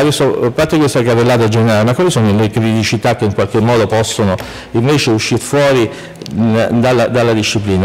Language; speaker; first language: Italian; native; Italian